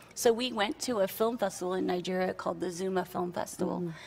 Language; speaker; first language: English; native; English